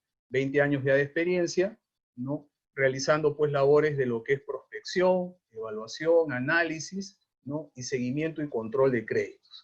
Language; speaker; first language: Spanish; native; Spanish